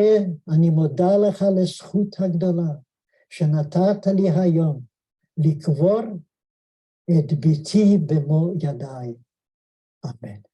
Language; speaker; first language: Hebrew; non-native, fluent; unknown